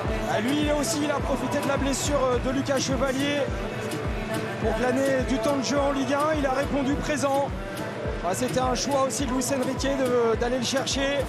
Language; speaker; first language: French; native; French